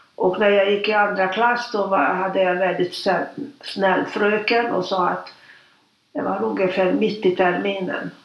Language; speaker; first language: Swedish; non-native, fluent; Hungarian